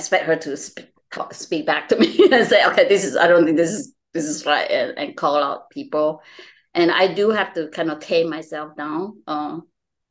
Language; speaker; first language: English; non-native, local second language; Chinese